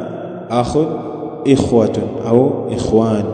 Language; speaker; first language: Arabic; non-native, fluent; Swahili